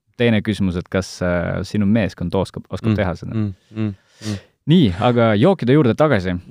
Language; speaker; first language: Estonian; non-native, local second language; Russian